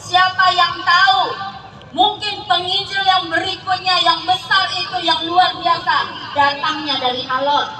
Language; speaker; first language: Indonesian; native; Indonesian